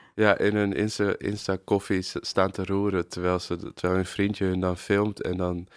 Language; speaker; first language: Dutch; native; Dutch